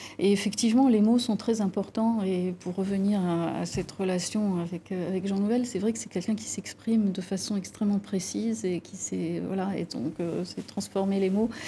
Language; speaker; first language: French; non-native, local second language; Arabic